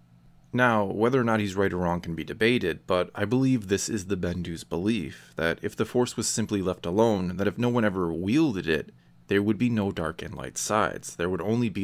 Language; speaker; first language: English; native; English